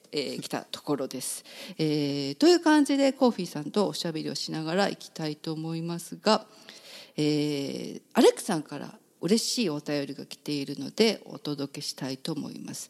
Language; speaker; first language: Japanese; native; Japanese